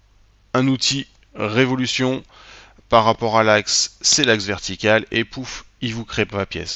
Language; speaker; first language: French; native; French